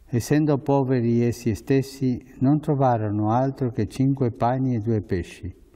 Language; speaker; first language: Italian; non-native, fluent; Spanish